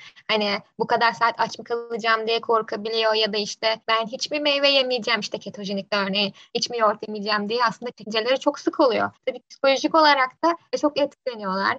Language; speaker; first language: Turkish; native; Turkish